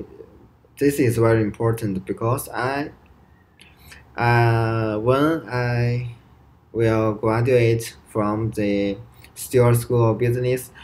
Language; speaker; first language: English; non-native, learner; Chinese